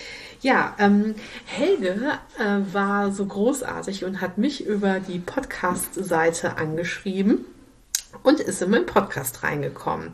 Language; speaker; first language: German; native; German